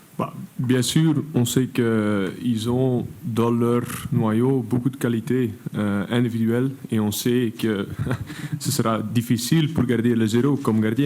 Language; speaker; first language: French; non-native, local second language; Dutch